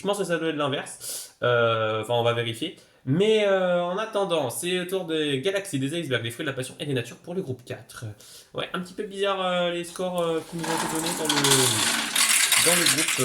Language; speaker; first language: French; native; French